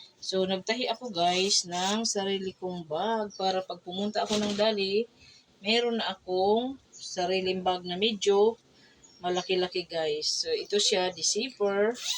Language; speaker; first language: Filipino; non-native, local second language; Cebuano